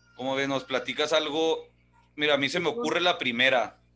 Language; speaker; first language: Spanish; native; Spanish